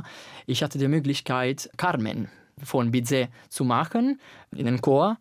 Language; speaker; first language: German; non-native, fluent; Italian